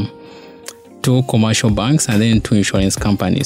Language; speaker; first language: English; non-native, local second language; Ganda